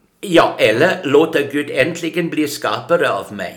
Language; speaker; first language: Swedish; non-native, fluent; German